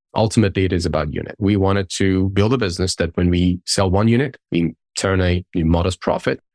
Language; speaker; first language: English; non-native, fluent; Persian